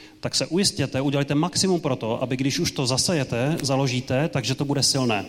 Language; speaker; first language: Czech; native; Czech